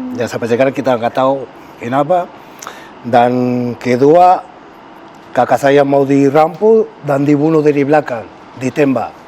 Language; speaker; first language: Indonesian; non-native, fluent; Spanish